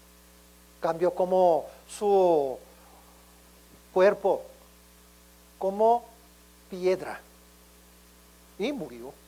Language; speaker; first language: Spanish; non-native, learner; Korean